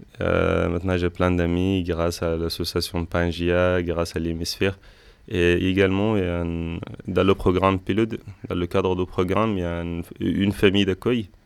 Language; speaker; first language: French; non-native, fluent; Arabic